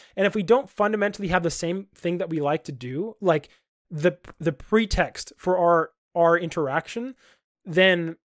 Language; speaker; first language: English; native; English